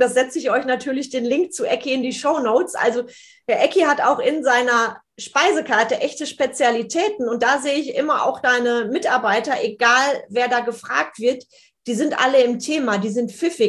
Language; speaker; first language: German; native; German